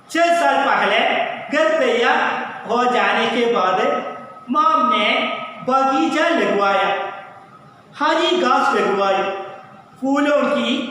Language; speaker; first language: Hindi; non-native, local second language; Malayalam